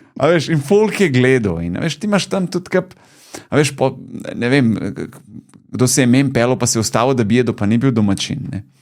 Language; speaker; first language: Slovenian; early bilingual, other home language; Bosnian